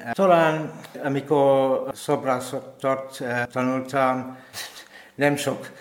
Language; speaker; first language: Hungarian; non-native, learner; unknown